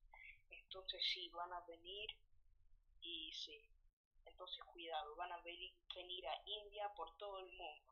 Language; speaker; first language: Spanish; early bilingual, heritage; Spanish